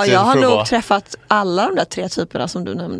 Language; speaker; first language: Swedish; native; Swedish